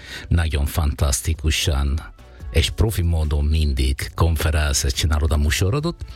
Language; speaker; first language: Hungarian; non-native, learner; Italian